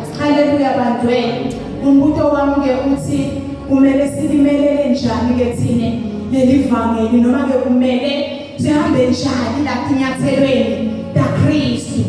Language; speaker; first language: Zulu; non-native, local second language; Swati